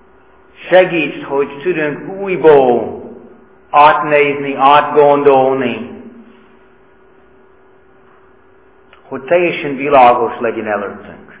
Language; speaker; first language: Hungarian; non-native, fluent; English